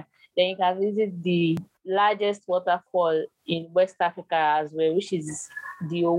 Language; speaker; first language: English; non-native, local second language; Yoruba